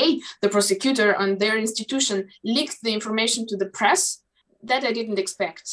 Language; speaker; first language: English; non-native, fluent; Romanian